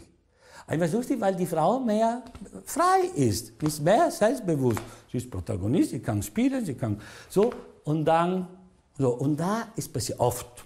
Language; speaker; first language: German; non-native, learner; Italian